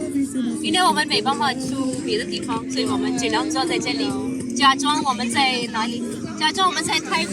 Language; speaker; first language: Chinese; non-native, fluent; Urdu